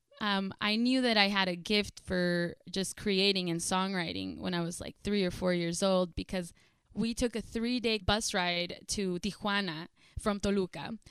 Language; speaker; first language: English; early bilingual, other home language; Spanish